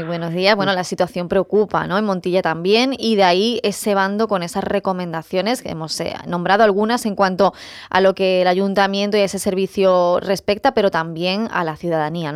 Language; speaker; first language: Spanish; native; Spanish